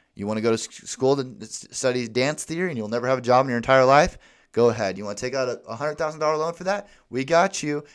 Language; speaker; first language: English; native; English